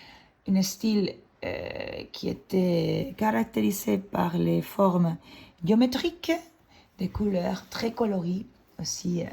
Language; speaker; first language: French; non-native, fluent; Spanish